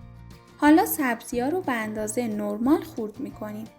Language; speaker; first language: Persian; native; Persian